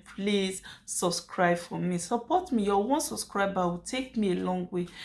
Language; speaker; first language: Nigerian Pidgin; native; Nigerian Pidgin